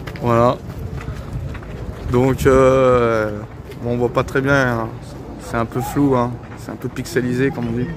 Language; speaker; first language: French; native; French